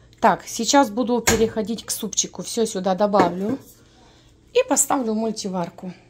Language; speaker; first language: Russian; non-native, local second language; Ukrainian